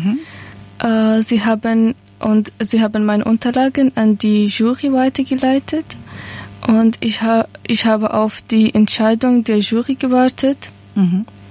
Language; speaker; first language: German; non-native, learner; Persian